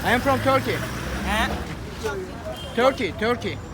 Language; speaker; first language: English; non-native, learner; Turkish